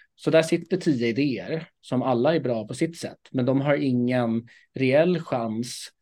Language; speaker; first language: Swedish; native; Swedish